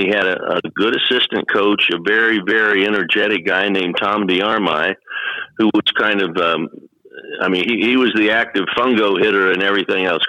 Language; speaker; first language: English; native; English